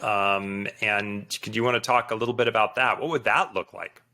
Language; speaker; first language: English; native; English